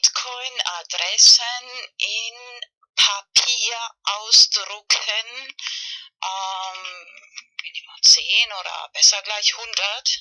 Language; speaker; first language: German; non-native, fluent; Spanish